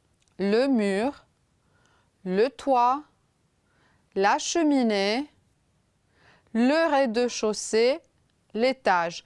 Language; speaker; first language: French; non-native, fluent; Romanian